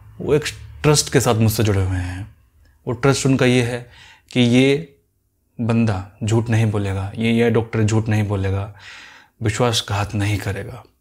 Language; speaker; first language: Hindi; native; Hindi